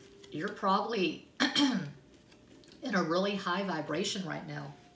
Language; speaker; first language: English; native; English